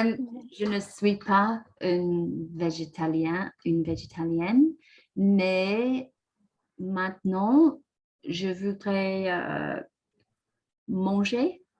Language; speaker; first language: French; non-native, learner; English